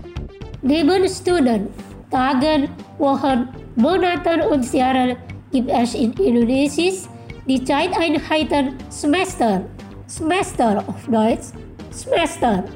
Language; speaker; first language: German; non-native, fluent; Indonesian